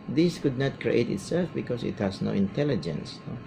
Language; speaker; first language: English; non-native, local second language; Filipino